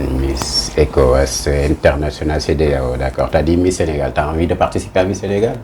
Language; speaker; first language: French; non-native, local second language; Wolof